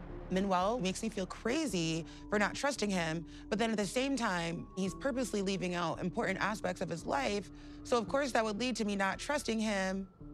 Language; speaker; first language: English; native; English